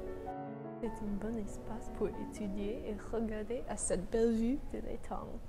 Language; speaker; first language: French; non-native, learner; English